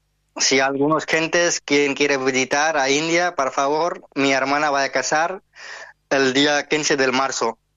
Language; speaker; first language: Spanish; non-native, learner; Hindi